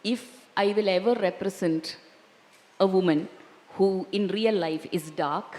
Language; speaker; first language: English; non-native, local second language; Malayalam